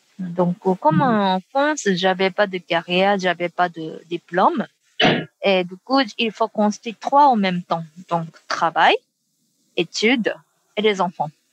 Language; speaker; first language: French; non-native, fluent; Japanese